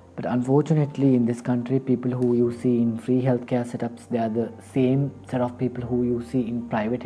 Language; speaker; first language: English; non-native, local second language; Sinhala